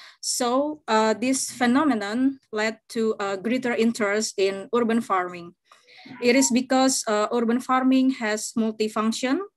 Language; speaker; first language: English; non-native, fluent; Indonesian